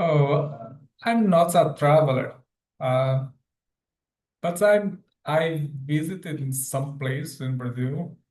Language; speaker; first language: English; non-native, learner; Portuguese